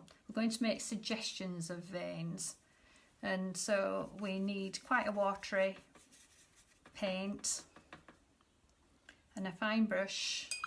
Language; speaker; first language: English; native; English